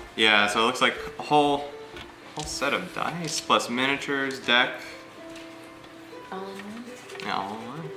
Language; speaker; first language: English; native; English